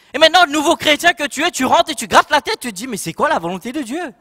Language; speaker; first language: French; non-native, local second language; Morisyen